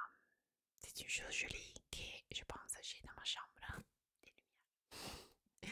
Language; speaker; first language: French; non-native, fluent; Italian